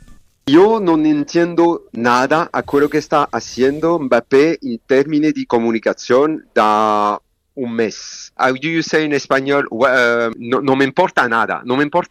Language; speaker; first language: Spanish; non-native, fluent; French